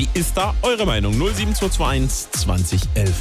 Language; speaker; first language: German; native; German